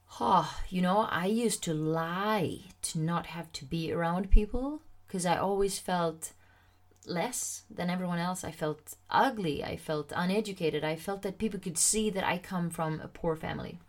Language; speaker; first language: English; non-native, fluent; Swedish